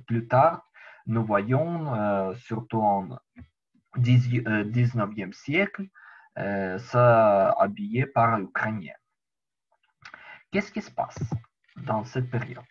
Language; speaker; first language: French; non-native, learner; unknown